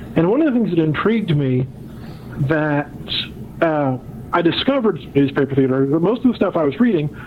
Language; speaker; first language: English; native; English